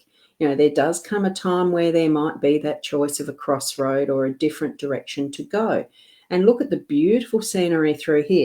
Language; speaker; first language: English; native; English